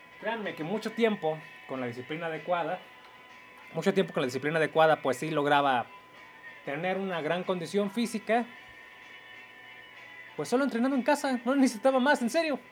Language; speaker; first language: Spanish; native; Spanish